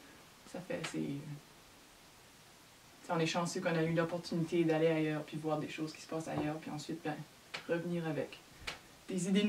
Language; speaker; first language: French; native; French